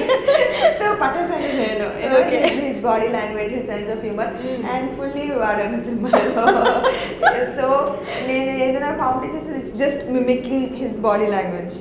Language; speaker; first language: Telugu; non-native, local second language; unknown